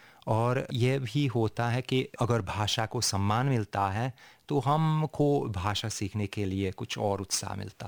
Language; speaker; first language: Hindi; non-native, fluent; Hungarian